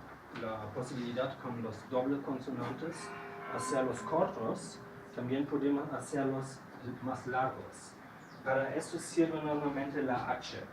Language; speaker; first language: Spanish; non-native, fluent; German